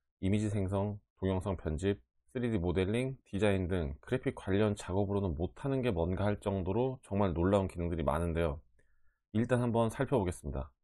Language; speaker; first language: Korean; native; Korean